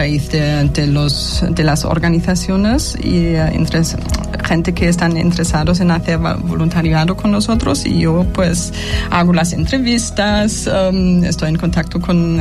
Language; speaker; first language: Spanish; non-native, fluent; German